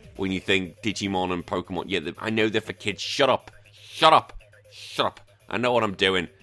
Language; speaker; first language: English; native; English